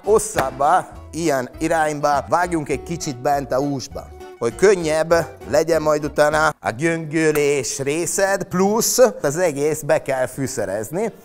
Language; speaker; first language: Hungarian; non-native, fluent; Italian